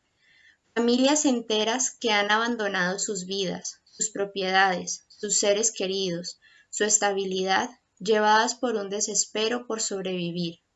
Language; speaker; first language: Spanish; native; Spanish